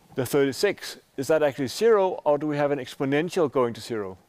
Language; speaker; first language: English; non-native, fluent; Danish